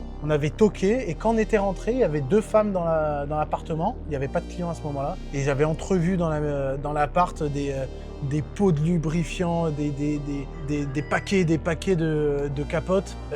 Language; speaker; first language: French; native; French